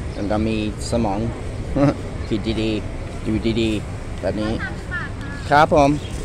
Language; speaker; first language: Thai; non-native, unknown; English